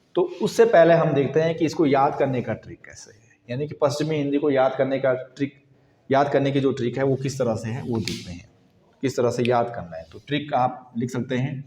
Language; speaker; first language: Hindi; native; Hindi